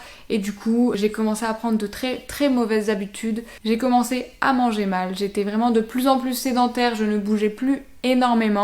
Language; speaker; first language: French; native; French